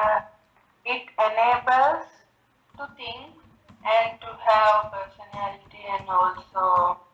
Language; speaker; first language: English; non-native, learner; Sinhala